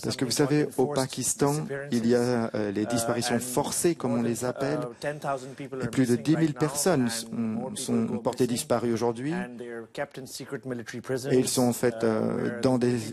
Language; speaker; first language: French; non-native, fluent; Urdu